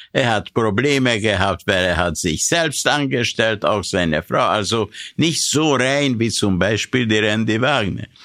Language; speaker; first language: German; non-native, fluent; Hungarian